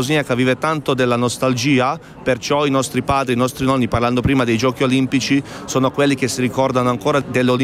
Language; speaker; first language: Italian; non-native, fluent; Bosnian